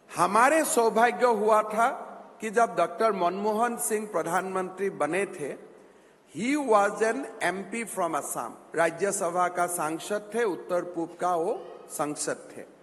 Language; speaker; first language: Hindi; non-native, local second language; Assamese